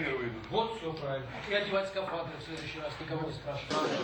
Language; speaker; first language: Russian; native; Russian